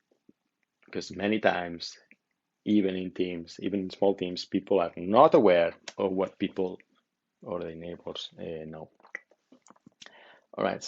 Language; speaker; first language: English; non-native, fluent; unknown